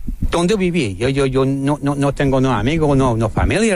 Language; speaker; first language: Spanish; non-native, learner; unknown